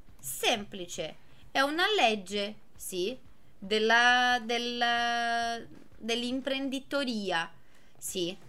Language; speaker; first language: Italian; non-native, fluent; Portuguese